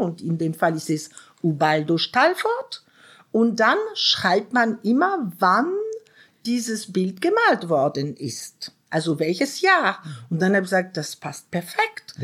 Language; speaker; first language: German; non-native, fluent; French